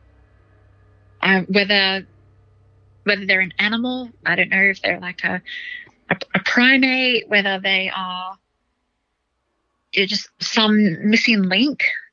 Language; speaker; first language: English; native; English